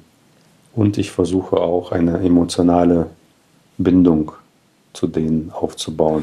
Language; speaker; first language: German; non-native, fluent; Russian